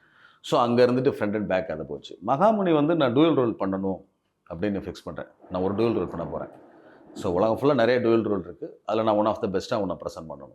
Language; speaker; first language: Tamil; native; Tamil